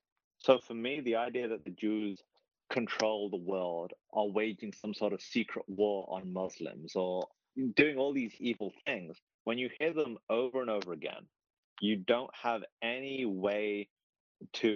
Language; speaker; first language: English; native; English